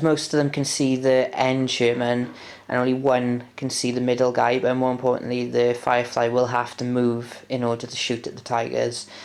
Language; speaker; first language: English; native; English